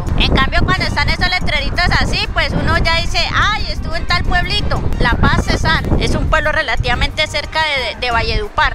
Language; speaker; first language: Spanish; native; Spanish